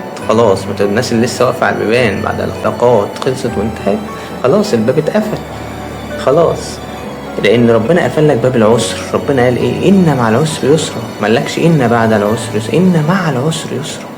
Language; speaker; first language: Arabic; native; Arabic